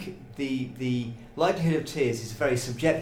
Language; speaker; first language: English; native; English